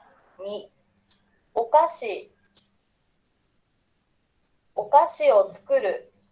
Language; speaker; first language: Japanese; non-native, learner; Indonesian